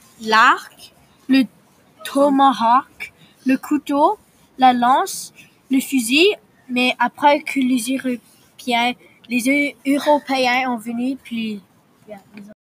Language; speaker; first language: French; non-native, local second language; English